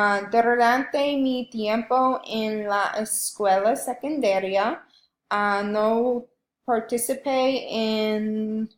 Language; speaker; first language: Spanish; non-native, learner; English